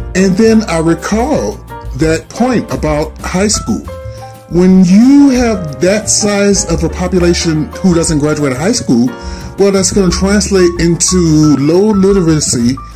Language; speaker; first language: English; native; English